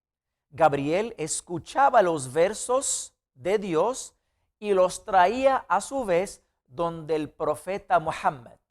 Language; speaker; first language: Spanish; non-native, fluent; Arabic